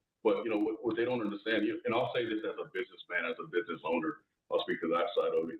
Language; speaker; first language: English; native; English